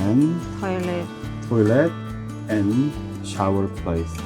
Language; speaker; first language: English; non-native, learner; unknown